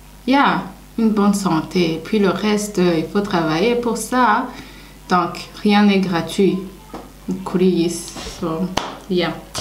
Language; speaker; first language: French; non-native, local second language; Rundi